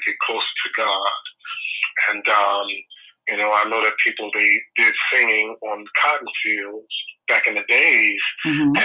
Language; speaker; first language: English; native; English